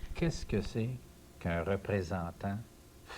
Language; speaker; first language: French; native; French